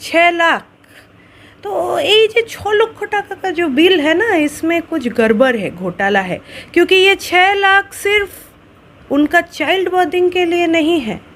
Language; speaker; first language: Hindi; non-native, local second language; Bangla